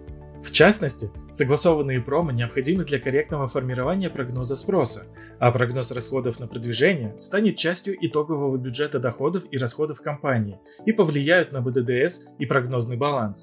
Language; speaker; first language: Russian; native; Russian